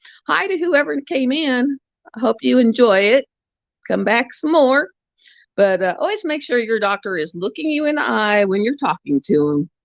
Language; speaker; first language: English; native; English